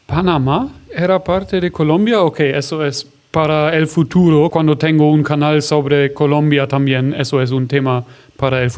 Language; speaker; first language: Spanish; non-native, fluent; German